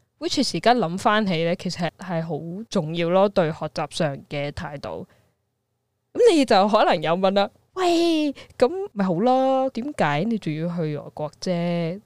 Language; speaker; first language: Cantonese; native; Cantonese